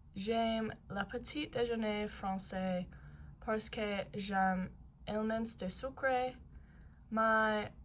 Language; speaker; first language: French; non-native, learner; English